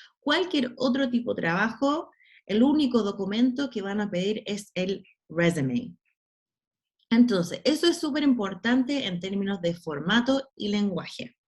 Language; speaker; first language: Spanish; non-native, fluent; English